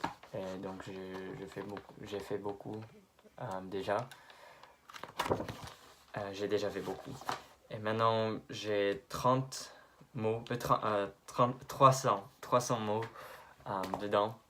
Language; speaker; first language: French; non-native, fluent; English